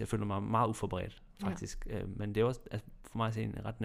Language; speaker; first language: Danish; native; Danish